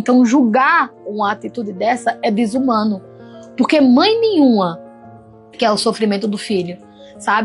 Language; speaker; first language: Portuguese; native; Portuguese